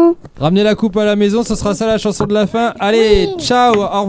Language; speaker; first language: French; native; French